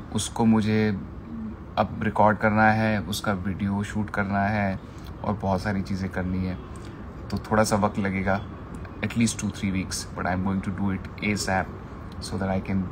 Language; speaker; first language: Hindi; non-native, local second language; Marathi